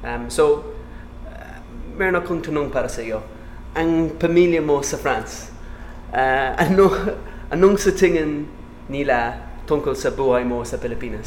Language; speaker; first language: Filipino; non-native, learner; English